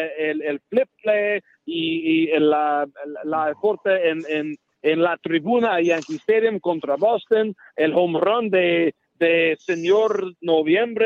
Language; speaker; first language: Spanish; non-native, learner; English